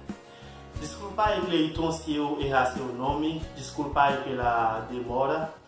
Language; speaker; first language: Portuguese; non-native, fluent; Haitian Creole